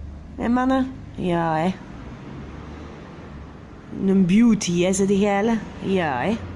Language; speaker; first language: Dutch; non-native, local second language; French